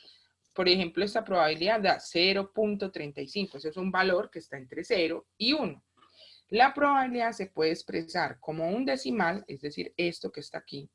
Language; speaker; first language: Spanish; native; Spanish